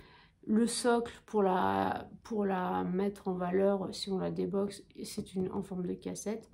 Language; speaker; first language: French; native; French